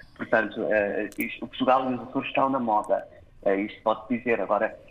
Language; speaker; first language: Portuguese; early bilingual, heritage; English